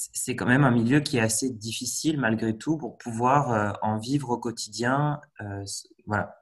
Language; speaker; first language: French; native; French